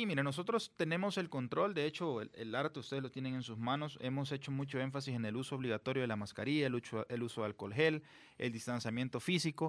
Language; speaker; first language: Spanish; native; Spanish